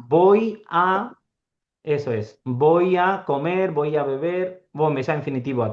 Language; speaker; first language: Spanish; non-native, learner; Urdu